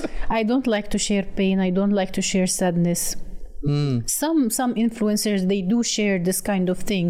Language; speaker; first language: English; non-native, fluent; Arabic